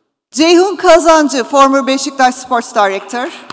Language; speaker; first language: English; non-native, fluent; Turkish